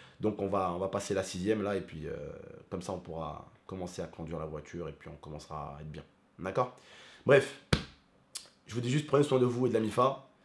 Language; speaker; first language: French; early bilingual, other home language; Arabic